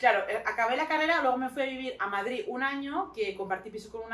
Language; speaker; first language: Spanish; native; Spanish